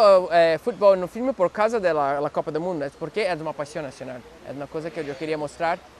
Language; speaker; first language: Spanish; non-native, learner; Portuguese